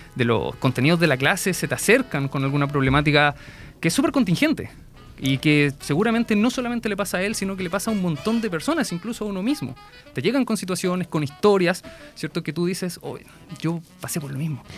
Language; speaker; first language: Spanish; native; Spanish